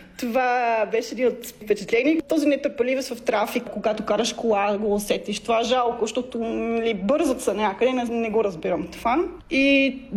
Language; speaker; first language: Bulgarian; non-native, fluent; Dutch